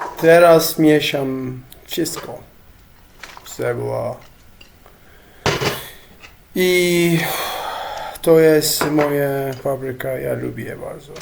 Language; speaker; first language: Polish; non-native, learner; Turkish